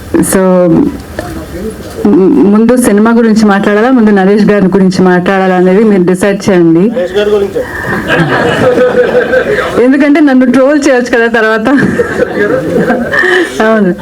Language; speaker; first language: Telugu; non-native, local second language; Kannada